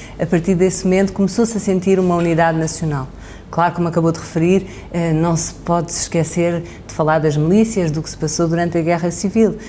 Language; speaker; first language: Portuguese; native; Portuguese